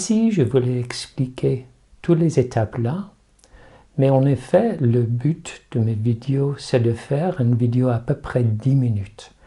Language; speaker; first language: French; non-native, fluent; English